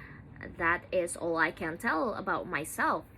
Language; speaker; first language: English; non-native, learner; Indonesian